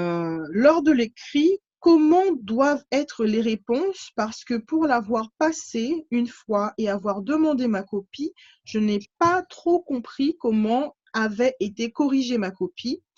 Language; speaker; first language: French; native; French